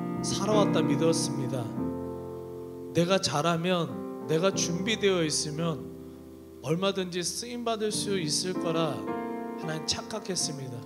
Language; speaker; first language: Korean; native; Korean